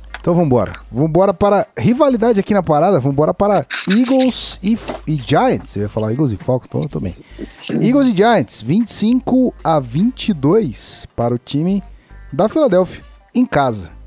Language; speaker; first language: Portuguese; native; Portuguese